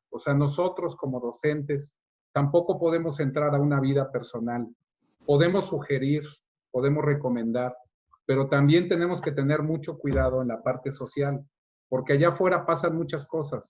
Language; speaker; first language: Spanish; native; Spanish